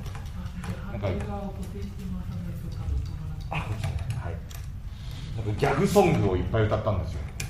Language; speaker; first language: Japanese; native; Japanese